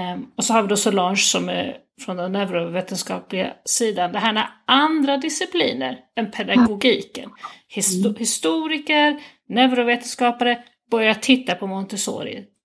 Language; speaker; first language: Swedish; native; Swedish